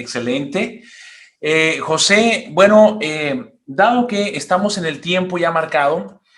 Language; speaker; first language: Spanish; native; Spanish